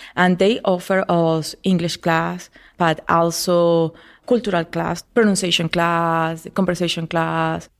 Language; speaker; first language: English; non-native, learner; Spanish